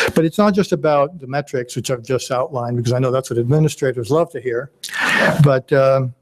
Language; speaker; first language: English; native; English